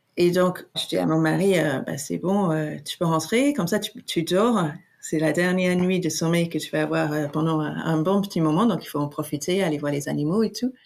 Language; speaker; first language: French; non-native, fluent; English